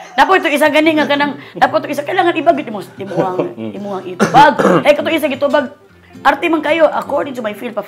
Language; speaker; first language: Cebuano; native; Cebuano